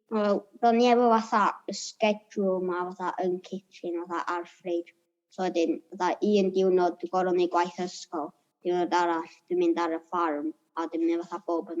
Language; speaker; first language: Welsh; native; Welsh